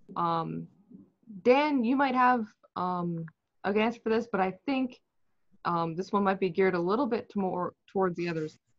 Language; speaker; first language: English; native; English